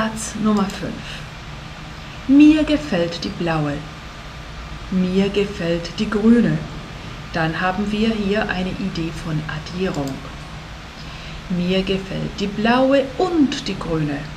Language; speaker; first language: German; non-native, fluent; Portuguese